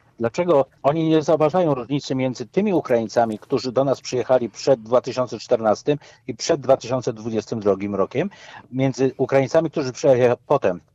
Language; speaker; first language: Polish; native; Polish